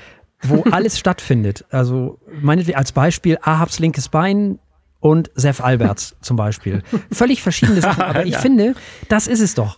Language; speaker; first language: German; native; German